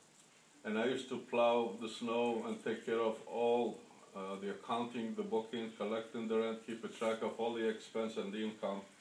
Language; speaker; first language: English; non-native, fluent; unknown